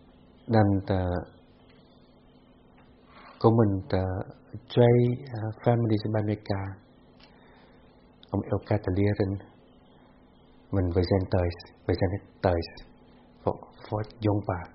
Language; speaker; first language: Dutch; non-native, fluent; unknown